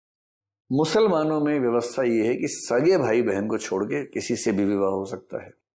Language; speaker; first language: Hindi; native; Hindi